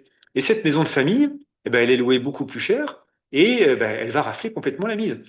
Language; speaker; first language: French; native; French